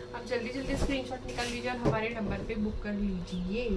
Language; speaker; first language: Hindi; non-native, local second language; Marathi